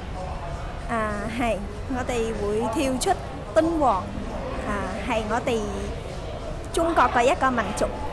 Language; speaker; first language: Cantonese; early bilingual, heritage; Cantonese